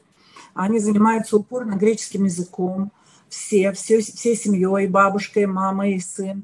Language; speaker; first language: Russian; native; Russian